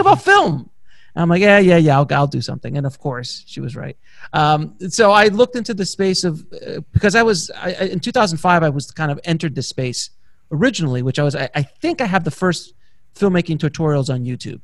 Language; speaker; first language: English; native; English